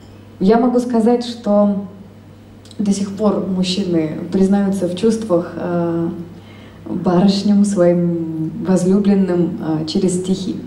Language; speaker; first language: Russian; native; Russian